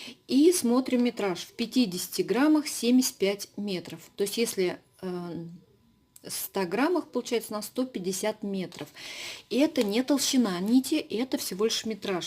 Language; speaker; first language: Russian; native; Russian